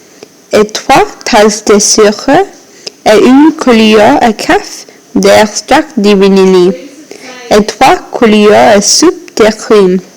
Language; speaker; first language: French; non-native, learner; English